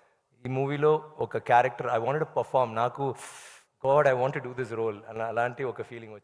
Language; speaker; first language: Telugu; non-native, learner; Tamil